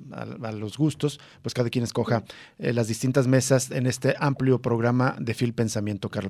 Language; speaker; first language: Spanish; native; Spanish